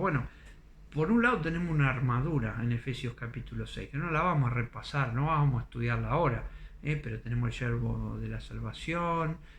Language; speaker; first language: Spanish; native; Spanish